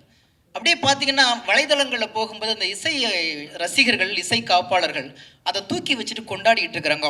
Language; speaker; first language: Tamil; native; Tamil